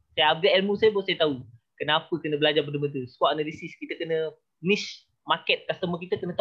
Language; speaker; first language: Malay; native; Malay